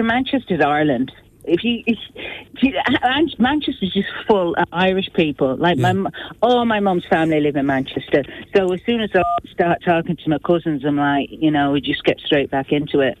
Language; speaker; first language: English; native; English